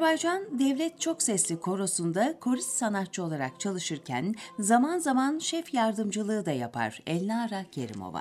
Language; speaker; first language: Turkish; native; Turkish